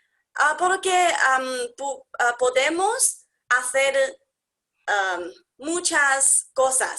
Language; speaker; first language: Spanish; non-native, learner; English